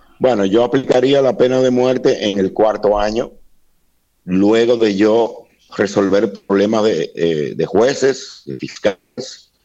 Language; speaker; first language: Spanish; native; Spanish